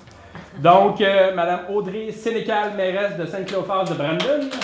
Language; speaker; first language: French; native; French